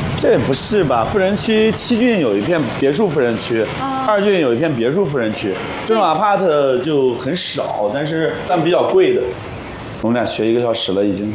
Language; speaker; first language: Chinese; native; Chinese